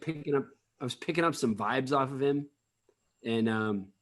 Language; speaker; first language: English; native; English